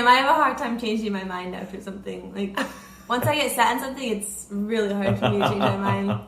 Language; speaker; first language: English; native; English